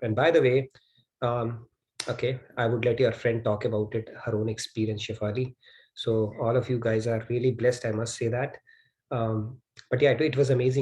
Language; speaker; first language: English; non-native, local second language; Hindi